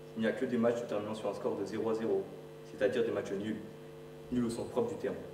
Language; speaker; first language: French; native; French